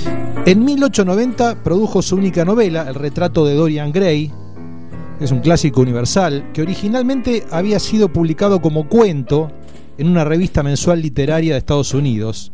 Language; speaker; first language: Spanish; native; Spanish